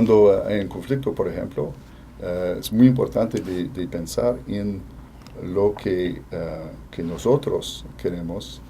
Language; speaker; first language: Spanish; non-native, fluent; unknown